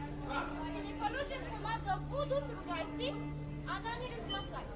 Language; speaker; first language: Russian; non-native, learner; Arabic